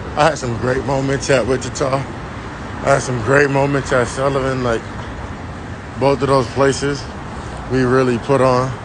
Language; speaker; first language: English; native; English